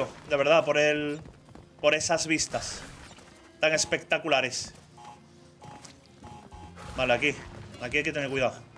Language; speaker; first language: Spanish; native; Spanish